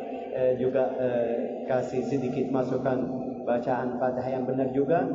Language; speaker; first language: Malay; non-native, learner; Arabic